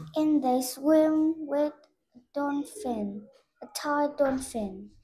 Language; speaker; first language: English; non-native, learner; Vietnamese